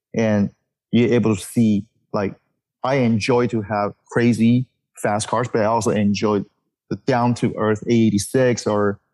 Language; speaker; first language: English; early bilingual, other home language; Chinese